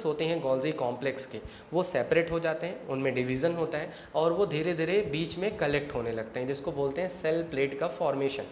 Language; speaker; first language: Hindi; native; Hindi